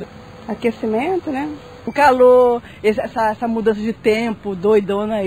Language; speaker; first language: Portuguese; native; Portuguese